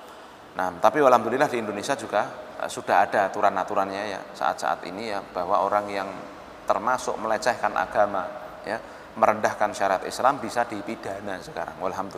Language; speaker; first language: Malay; non-native, local second language; Javanese